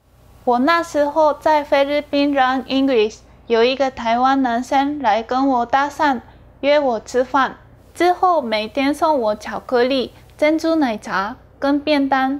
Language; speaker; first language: Chinese; non-native, fluent; Japanese